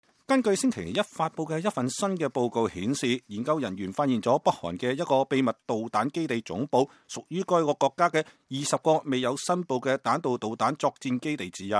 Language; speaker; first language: Chinese; non-native, local second language; Cantonese